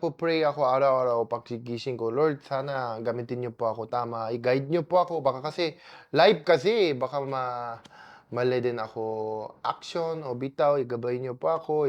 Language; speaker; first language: Filipino; non-native, fluent; Korean